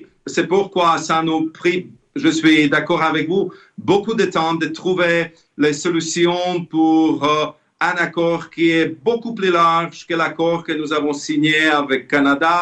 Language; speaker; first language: French; non-native, fluent; Slovak